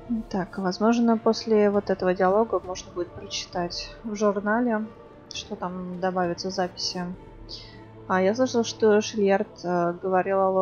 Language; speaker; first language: Russian; native; Russian